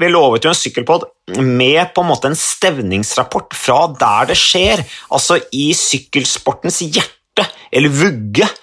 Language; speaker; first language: Norwegian; native; Norwegian